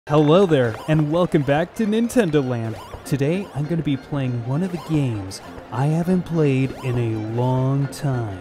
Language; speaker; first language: English; native; English